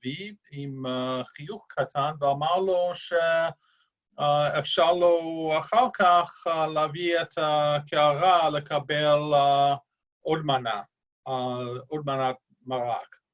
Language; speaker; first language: Hebrew; non-native, fluent; English